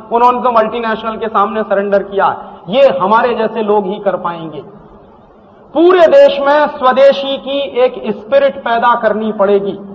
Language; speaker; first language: Hindi; native; Hindi